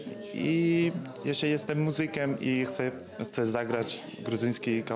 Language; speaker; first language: Polish; non-native, fluent; Georgian